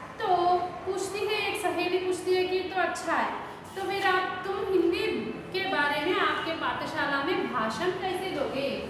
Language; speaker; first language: Hindi; non-native, local second language; Telugu